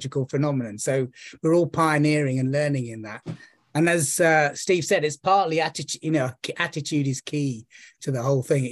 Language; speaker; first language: English; native; English